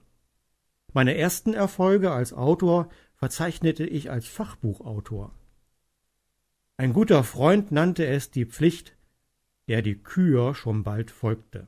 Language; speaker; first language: German; native; German